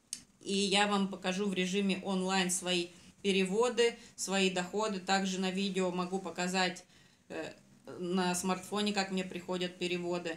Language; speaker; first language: Russian; native; Russian